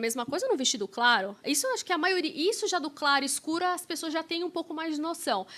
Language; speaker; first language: Portuguese; native; Portuguese